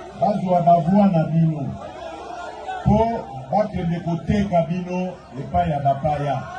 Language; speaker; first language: Lingala; native; Lingala